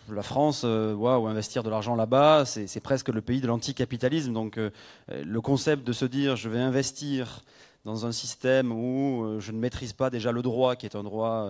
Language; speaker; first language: French; native; French